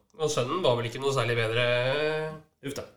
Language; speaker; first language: Norwegian; native; Norwegian